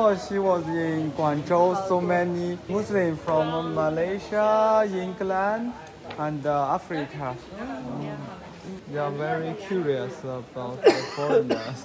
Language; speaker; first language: English; non-native, learner; Chinese